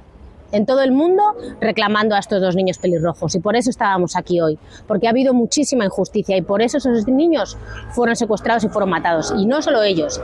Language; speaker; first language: Spanish; native; Spanish